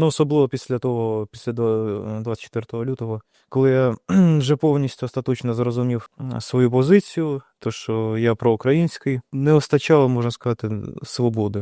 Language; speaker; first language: Ukrainian; non-native, local second language; Russian